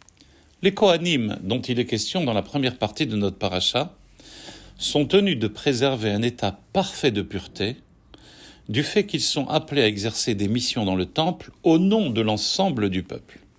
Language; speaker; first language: French; native; French